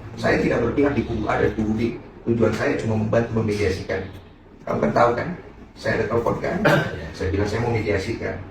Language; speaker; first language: Indonesian; native; Indonesian